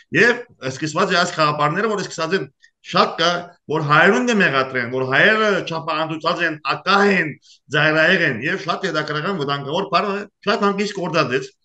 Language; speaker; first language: Armenian; early bilingual, heritage; Armenian